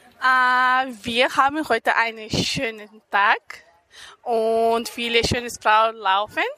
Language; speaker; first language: German; non-native, learner; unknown